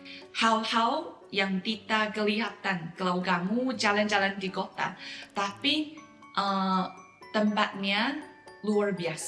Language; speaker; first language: Indonesian; non-native, fluent; Chinese